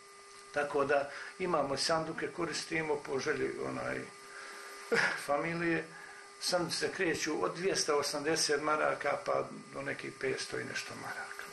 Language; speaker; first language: Croatian; native; Croatian